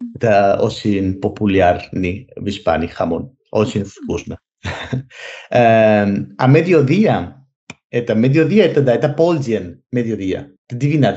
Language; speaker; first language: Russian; non-native, learner; Spanish